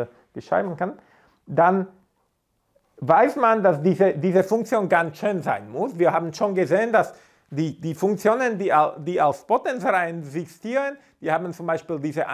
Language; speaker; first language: German; non-native, fluent; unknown